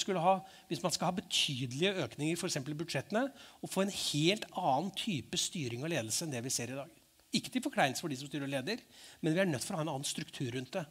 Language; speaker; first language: Norwegian; native; Norwegian